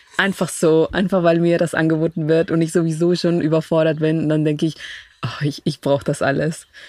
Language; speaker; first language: German; non-native, fluent; Spanish